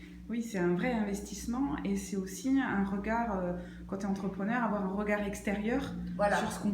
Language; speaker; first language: French; native; French